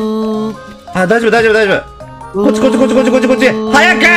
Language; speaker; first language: Japanese; native; Japanese